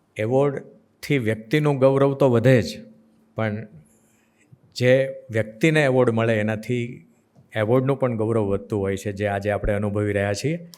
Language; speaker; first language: Gujarati; native; Gujarati